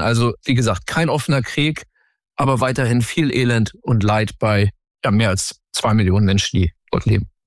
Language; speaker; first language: German; native; German